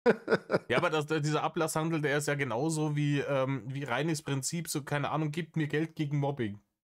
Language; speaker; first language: German; native; German